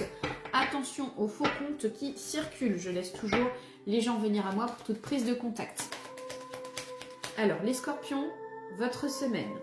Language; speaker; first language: French; native; French